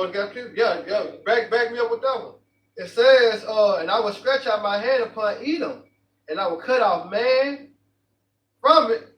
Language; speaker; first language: English; native; English